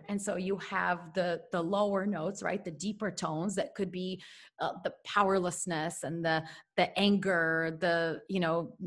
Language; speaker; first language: English; early bilingual, other home language; Russian